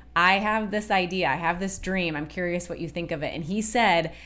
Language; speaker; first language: English; native; English